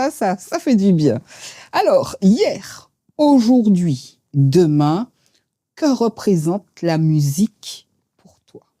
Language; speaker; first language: French; native; French